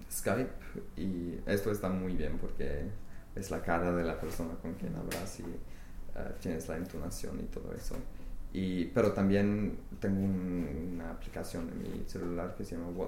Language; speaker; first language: Spanish; non-native, fluent; English